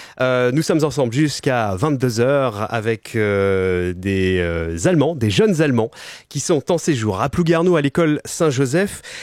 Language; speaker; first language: French; native; French